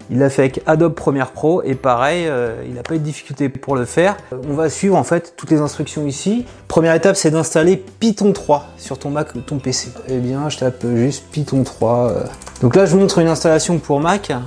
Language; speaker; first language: French; native; French